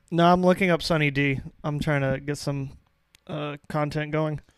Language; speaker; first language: English; native; English